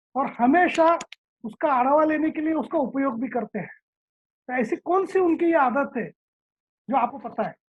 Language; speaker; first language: Hindi; non-native, local second language; Marathi